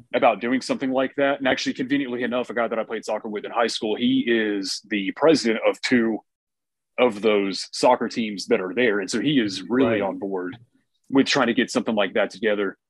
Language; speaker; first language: English; native; English